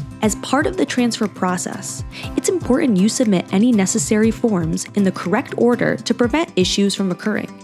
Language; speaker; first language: English; native; English